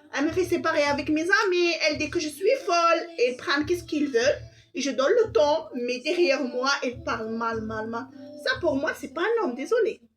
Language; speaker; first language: French; non-native, local second language; Arabic